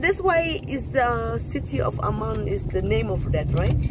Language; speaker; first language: English; non-native, fluent; Dutch